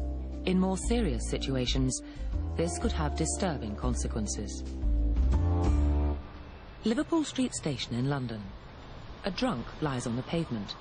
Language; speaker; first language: English; native; English